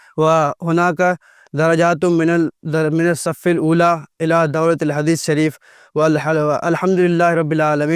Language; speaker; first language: Arabic; non-native, learner; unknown